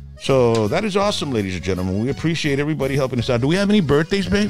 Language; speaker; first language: English; early bilingual, other home language; Spanish